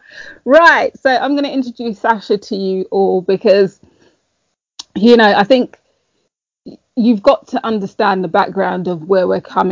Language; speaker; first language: English; native; English